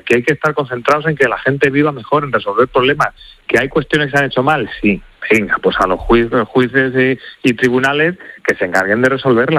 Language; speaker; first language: Spanish; native; Spanish